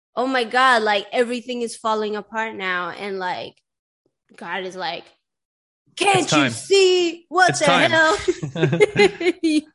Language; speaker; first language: English; non-native, fluent; Swedish